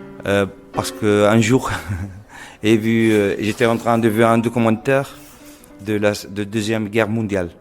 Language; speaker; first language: French; non-native, local second language; Arabic